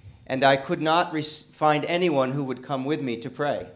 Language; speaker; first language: English; native; English